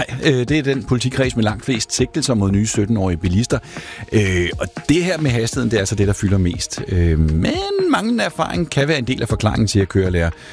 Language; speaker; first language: Danish; native; Danish